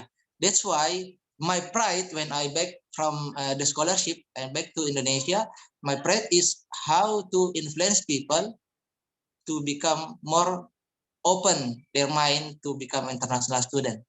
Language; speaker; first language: English; non-native, fluent; Indonesian